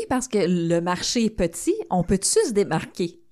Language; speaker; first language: French; non-native, fluent; Spanish